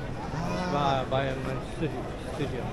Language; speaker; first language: German; non-native, learner; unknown